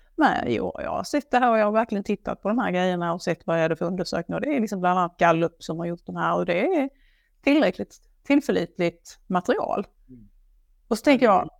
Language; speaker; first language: Swedish; native; Swedish